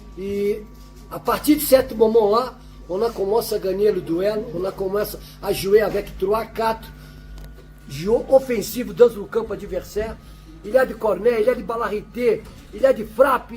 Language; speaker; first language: French; non-native, learner; Portuguese